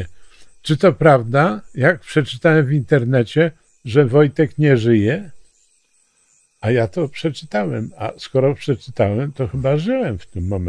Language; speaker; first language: Polish; native; Polish